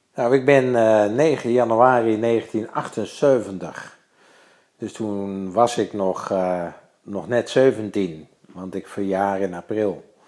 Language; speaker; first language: Dutch; native; Dutch